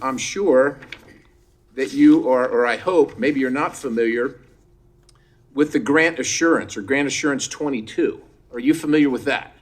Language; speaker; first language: English; native; English